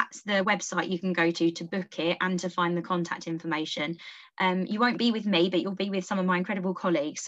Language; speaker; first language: English; native; English